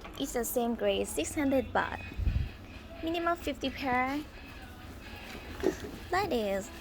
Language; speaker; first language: English; non-native, learner; Thai